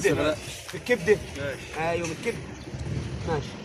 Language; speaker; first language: Arabic; native; Arabic